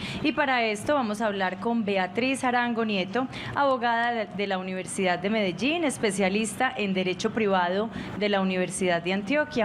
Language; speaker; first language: Spanish; native; Spanish